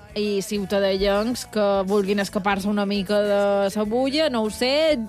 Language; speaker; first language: Catalan; native; Catalan